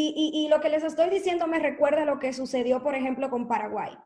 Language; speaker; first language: Spanish; native; Spanish